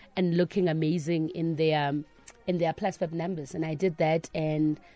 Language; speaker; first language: English; non-native, local second language; Northern Sotho